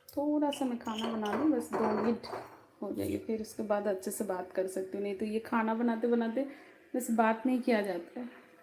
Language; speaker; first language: Hindi; non-native, local second language; Bangla